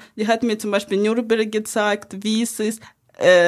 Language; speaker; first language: German; non-native, fluent; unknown